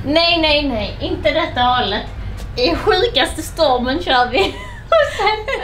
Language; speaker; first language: Swedish; native; Swedish